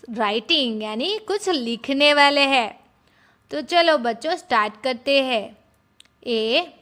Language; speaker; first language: Hindi; non-native, local second language; Gujarati